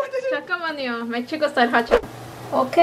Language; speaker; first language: Korean; non-native, learner; Spanish